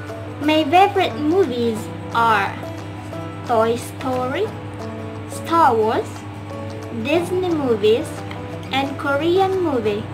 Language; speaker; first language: English; non-native, learner; Indonesian